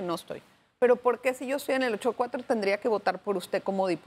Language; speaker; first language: Spanish; native; Spanish